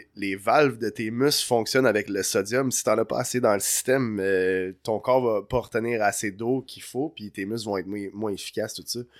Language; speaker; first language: French; native; French